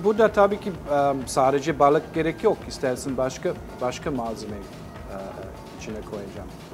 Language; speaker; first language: Turkish; non-native, learner; English